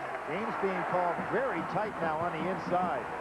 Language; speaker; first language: English; native; English